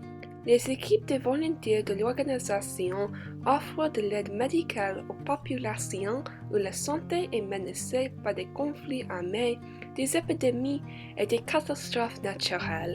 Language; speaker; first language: French; non-native, learner; English